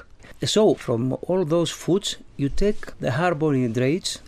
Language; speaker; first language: English; non-native, learner; Greek